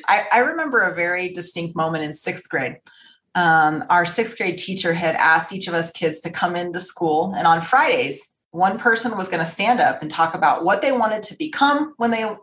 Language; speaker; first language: English; native; English